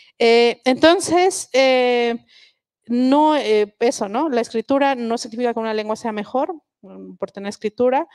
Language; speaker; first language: Spanish; non-native, local second language; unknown